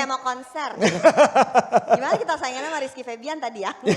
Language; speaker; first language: Indonesian; native; Indonesian